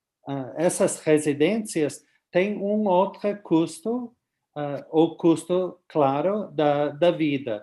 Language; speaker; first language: Portuguese; non-native, fluent; English